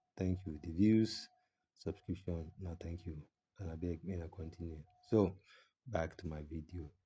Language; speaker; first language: Nigerian Pidgin; non-native, local second language; Yoruba